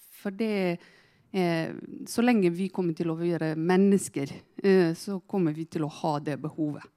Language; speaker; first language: Norwegian; non-native, fluent; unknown